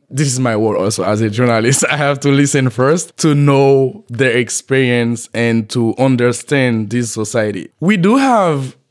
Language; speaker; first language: English; non-native, fluent; Haitian Creole